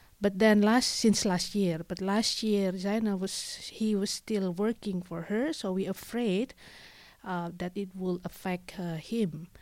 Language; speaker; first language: English; non-native, fluent; Indonesian